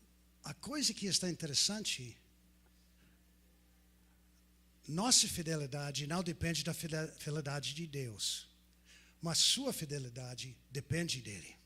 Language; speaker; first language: Portuguese; non-native, fluent; English